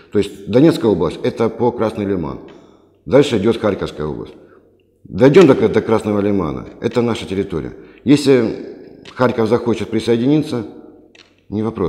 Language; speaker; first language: Russian; native; Russian